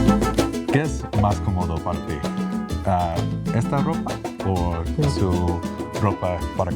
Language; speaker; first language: Spanish; non-native, learner; English